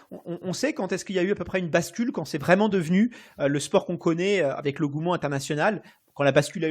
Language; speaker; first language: French; native; French